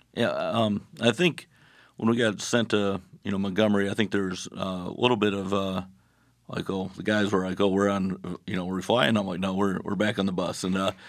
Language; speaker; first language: English; native; English